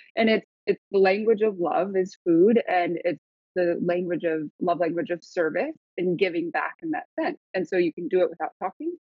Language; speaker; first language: English; native; English